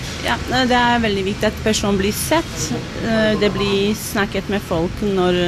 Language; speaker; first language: Norwegian; non-native, fluent; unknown